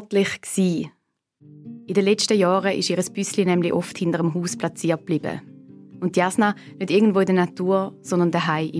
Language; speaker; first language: German; native; German